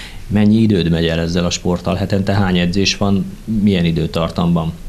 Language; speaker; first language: Hungarian; native; Hungarian